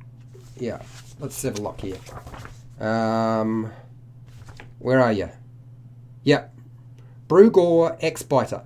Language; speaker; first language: English; native; English